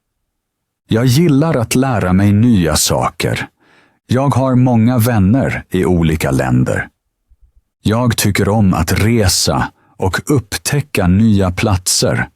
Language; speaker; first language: Swedish; native; Swedish